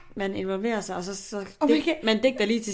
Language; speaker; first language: Danish; native; Danish